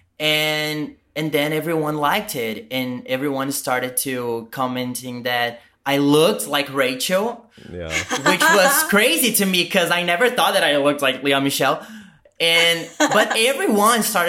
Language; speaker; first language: English; non-native, fluent; Portuguese